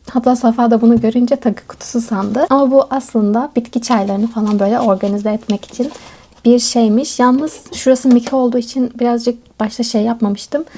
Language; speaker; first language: Turkish; native; Turkish